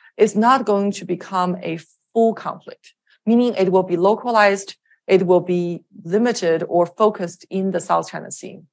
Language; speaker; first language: English; non-native, fluent; Chinese